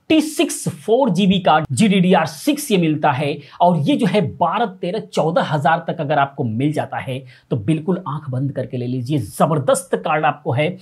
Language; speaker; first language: Hindi; native; Hindi